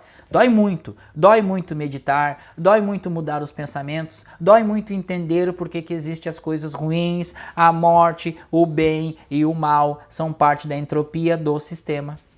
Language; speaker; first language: Portuguese; native; Portuguese